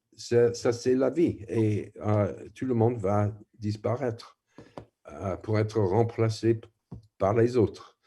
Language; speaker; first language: French; non-native, fluent; English